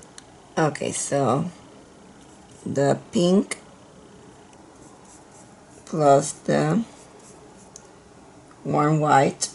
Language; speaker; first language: English; non-native, fluent; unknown